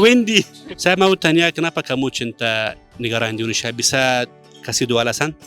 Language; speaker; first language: Indonesian; non-native, fluent; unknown